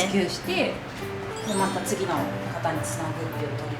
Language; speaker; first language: Japanese; native; Japanese